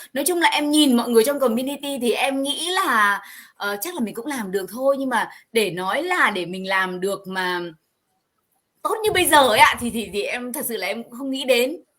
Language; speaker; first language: Vietnamese; native; Vietnamese